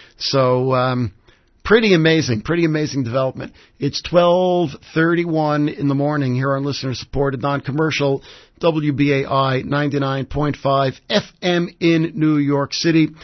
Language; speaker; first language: English; native; English